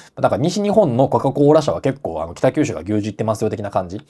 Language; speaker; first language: Japanese; native; Japanese